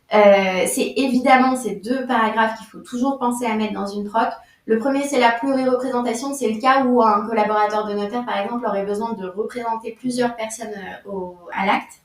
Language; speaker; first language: French; native; French